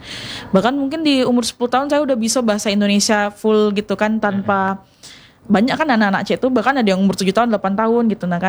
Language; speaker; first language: Indonesian; non-native, local second language; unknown